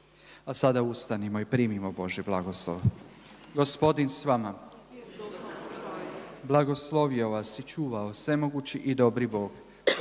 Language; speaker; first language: Croatian; native; Croatian